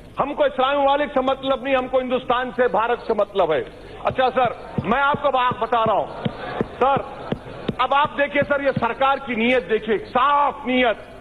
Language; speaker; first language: Hindi; non-native, local second language; Urdu